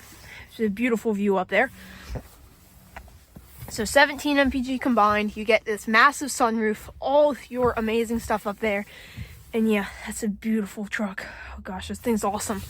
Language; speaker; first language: English; native; English